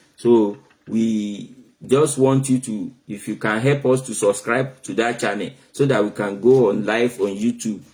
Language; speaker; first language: English; non-native, local second language; Yoruba